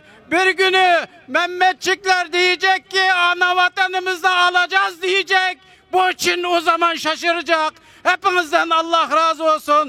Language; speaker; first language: Turkish; non-native, fluent; Uyghur